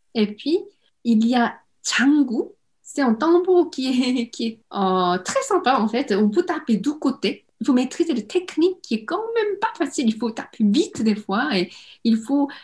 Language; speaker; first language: French; non-native, fluent; Korean